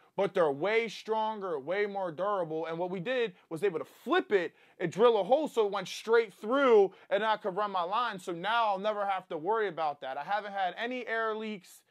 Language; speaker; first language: English; native; English